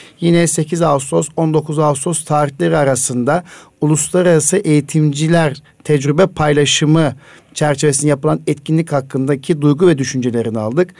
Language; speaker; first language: Turkish; native; Turkish